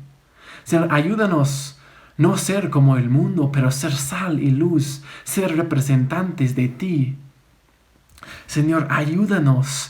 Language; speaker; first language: Spanish; non-native, fluent; English